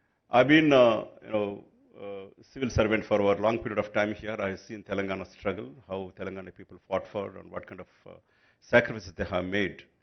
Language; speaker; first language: English; non-native, local second language; Telugu